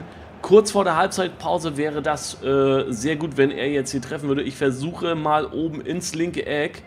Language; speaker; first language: German; native; German